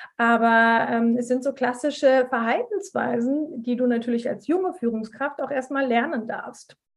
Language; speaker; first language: German; early bilingual, other home language; Turkish